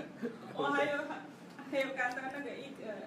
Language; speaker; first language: Chinese; non-native, learner; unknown